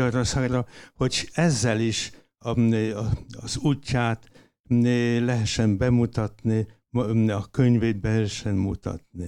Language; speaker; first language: Hungarian; non-native, fluent; Polish